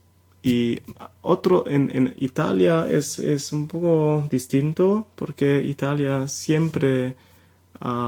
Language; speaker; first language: Spanish; non-native, fluent; German